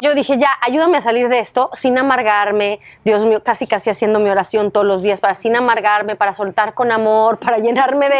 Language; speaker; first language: Spanish; native; Spanish